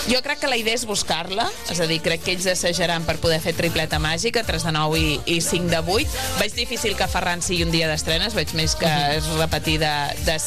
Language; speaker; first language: Catalan; native; Catalan